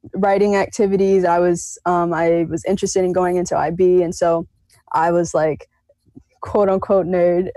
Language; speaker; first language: English; native; English